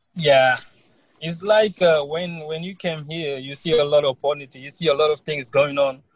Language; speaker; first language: English; non-native, learner; Wolof